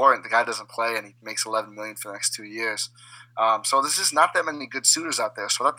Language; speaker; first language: English; native; English